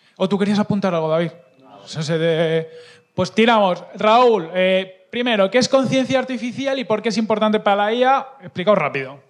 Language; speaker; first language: Spanish; native; Spanish